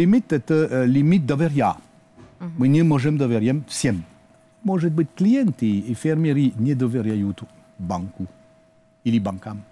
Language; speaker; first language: Russian; non-native, learner; French